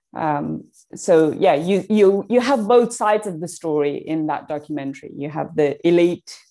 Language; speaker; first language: English; non-native, fluent; Persian